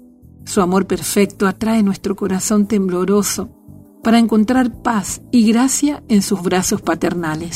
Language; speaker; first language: Spanish; native; Spanish